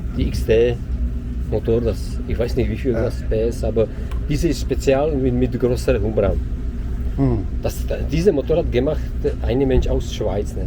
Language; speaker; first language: German; non-native, learner; Czech